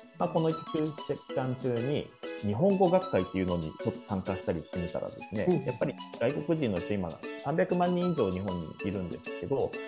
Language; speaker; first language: Japanese; native; Japanese